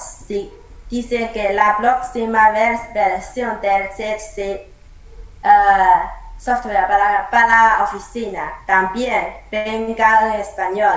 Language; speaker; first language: Spanish; non-native, learner; Chinese